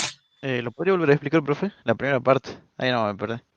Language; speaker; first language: Spanish; native; Spanish